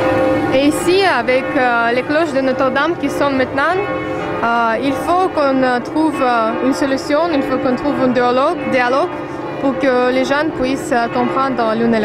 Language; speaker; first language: French; non-native, fluent; Russian